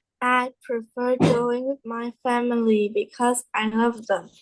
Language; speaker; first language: English; non-native, learner; Vietnamese